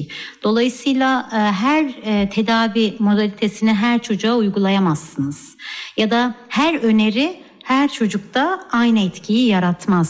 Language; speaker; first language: Turkish; native; Turkish